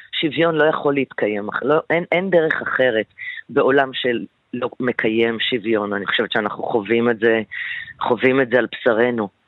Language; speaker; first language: Hebrew; native; Hebrew